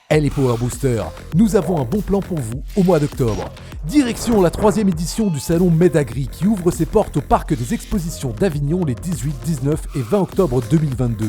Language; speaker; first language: French; native; French